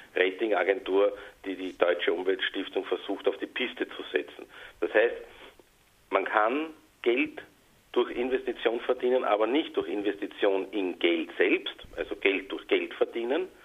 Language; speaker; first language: German; native; German